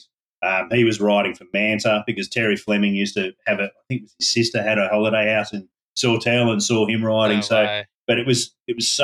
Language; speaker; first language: English; native; English